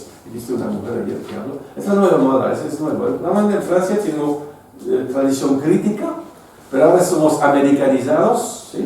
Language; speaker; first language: Spanish; non-native, fluent; French